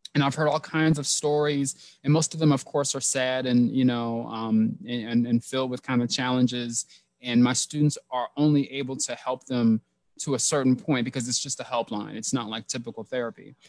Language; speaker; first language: English; native; English